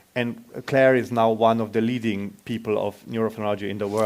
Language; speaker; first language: English; non-native, fluent; Slovenian